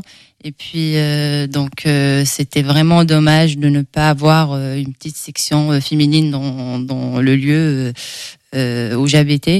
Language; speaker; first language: French; non-native, local second language; Arabic